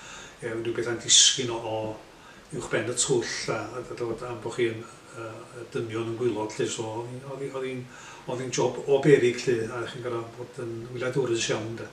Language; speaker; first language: Welsh; native; Welsh